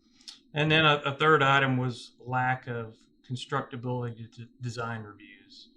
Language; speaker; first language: English; native; English